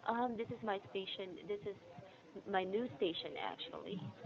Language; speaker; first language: English; non-native, fluent; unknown